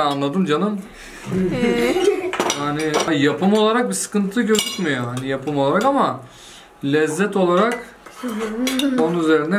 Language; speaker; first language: Turkish; native; Turkish